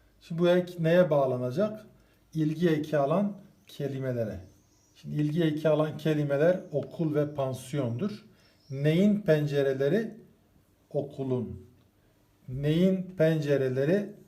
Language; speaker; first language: Turkish; native; Turkish